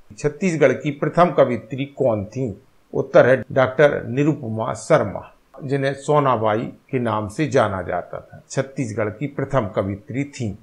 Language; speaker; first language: Hindi; native; Hindi